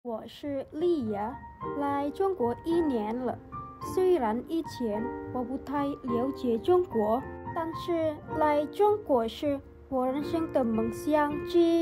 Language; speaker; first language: Chinese; non-native, fluent; Indonesian